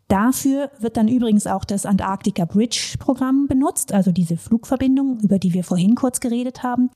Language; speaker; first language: German; native; German